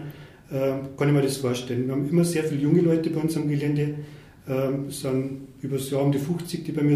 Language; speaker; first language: German; native; German